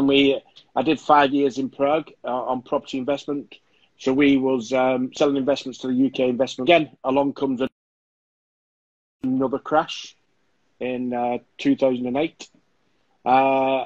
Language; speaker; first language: English; native; English